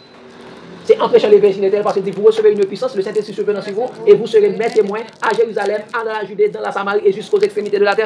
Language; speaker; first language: French; non-native, local second language; Haitian Creole